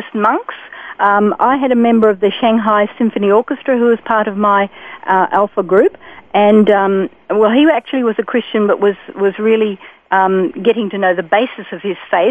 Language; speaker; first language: English; native; English